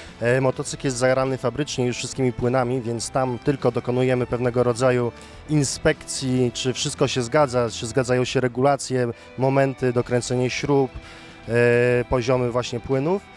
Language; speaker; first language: Polish; native; Polish